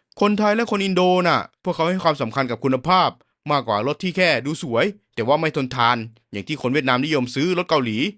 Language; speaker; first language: Thai; native; Thai